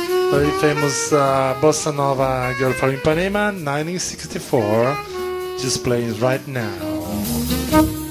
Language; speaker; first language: English; non-native, fluent; Italian